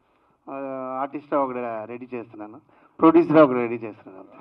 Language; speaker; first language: Telugu; non-native, learner; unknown